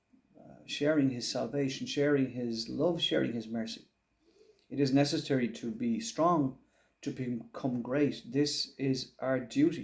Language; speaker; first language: English; native; English